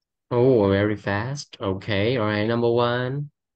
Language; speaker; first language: English; non-native, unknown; Vietnamese